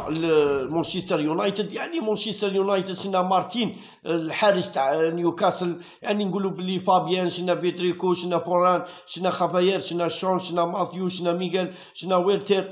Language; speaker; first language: Arabic; native; Arabic